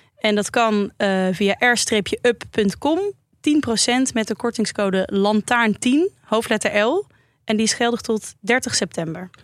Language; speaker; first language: Dutch; native; Dutch